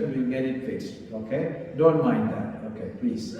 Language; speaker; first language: English; non-native, local second language; Tamil